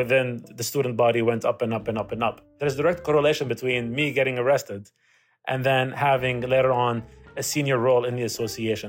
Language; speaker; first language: English; non-native, fluent; Arabic